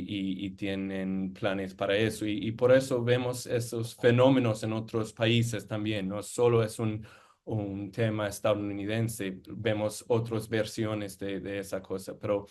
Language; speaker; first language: Spanish; non-native, fluent; English